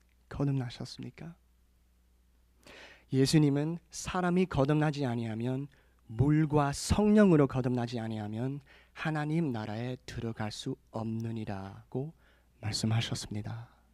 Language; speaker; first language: Korean; early bilingual, heritage; Korean